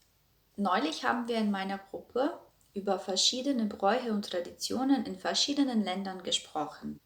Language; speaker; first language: German; non-native, fluent; Croatian